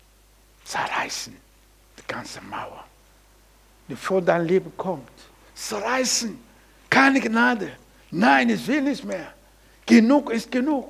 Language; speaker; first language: German; non-native, learner; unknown